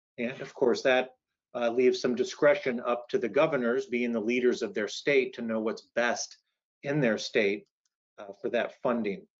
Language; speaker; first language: English; native; English